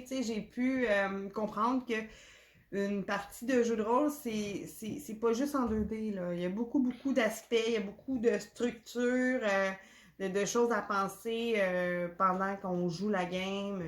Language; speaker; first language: French; native; French